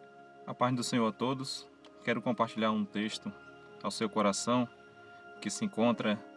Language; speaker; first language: Portuguese; native; Portuguese